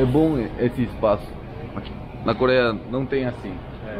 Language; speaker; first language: Portuguese; non-native, learner; Korean